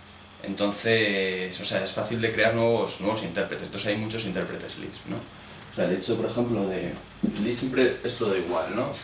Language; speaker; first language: Spanish; native; Spanish